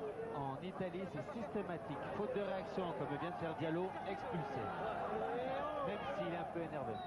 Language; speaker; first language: French; native; French